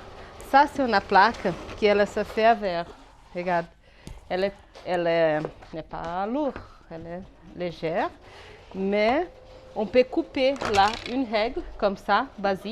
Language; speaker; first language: French; non-native, fluent; Portuguese